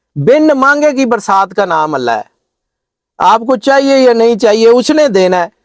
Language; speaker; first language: Urdu; non-native, local second language; Punjabi